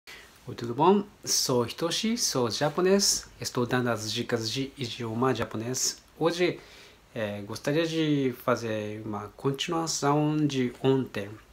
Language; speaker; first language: Portuguese; non-native, learner; Japanese